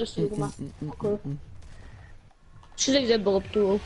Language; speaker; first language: German; non-native, local second language; Luxembourgish